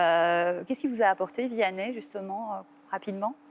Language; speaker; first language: French; native; French